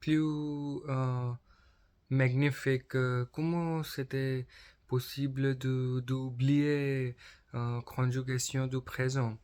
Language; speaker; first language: French; non-native, learner; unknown